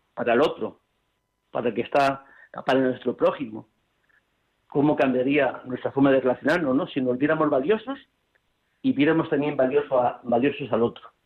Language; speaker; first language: Spanish; native; Spanish